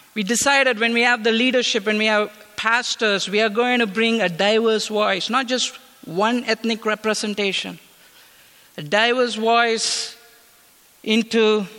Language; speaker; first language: English; non-native, local second language; Tamil